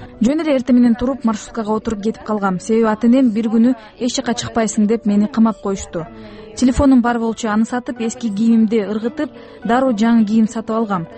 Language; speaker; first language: Kyrgyz; non-native, local second language; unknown